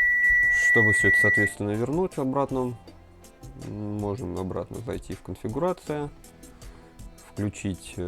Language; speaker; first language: Russian; native; Russian